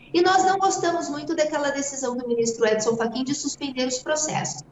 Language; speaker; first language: Portuguese; native; Portuguese